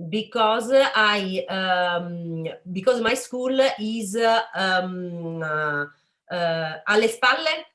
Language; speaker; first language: English; non-native, learner; Italian